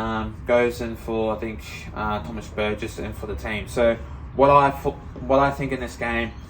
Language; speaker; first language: English; native; English